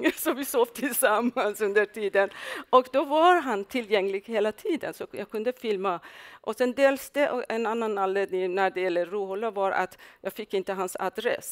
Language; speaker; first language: Swedish; non-native, fluent; Persian